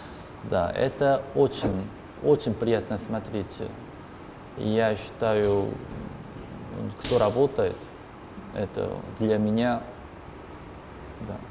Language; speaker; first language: Russian; non-native, learner; Korean